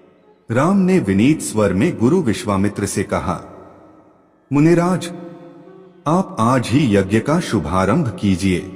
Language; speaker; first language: Hindi; native; Hindi